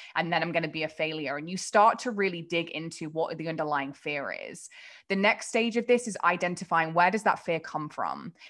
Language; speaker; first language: English; native; English